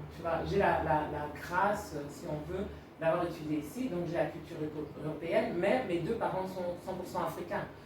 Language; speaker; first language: French; early bilingual, other home language; Lingala